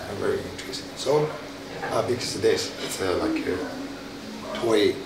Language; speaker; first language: English; non-native, learner; Tibetan